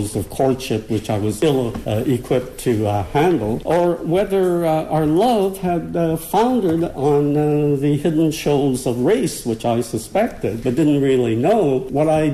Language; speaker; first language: English; native; English